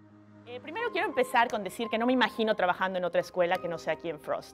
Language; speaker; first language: Spanish; native; Spanish